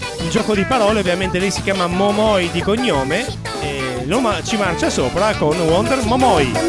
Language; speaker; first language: Italian; native; Italian